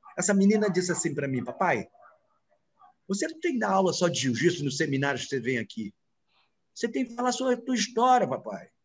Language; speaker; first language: Portuguese; native; Portuguese